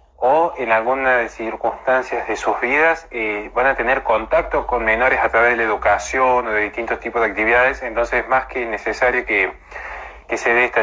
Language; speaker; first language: Spanish; native; Spanish